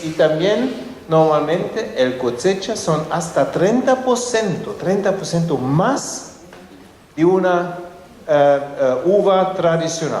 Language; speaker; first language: Spanish; non-native, fluent; German